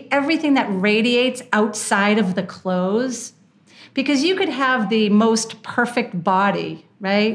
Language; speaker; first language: English; native; English